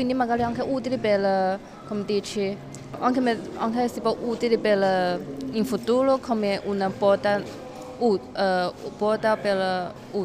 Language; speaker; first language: Italian; non-native, learner; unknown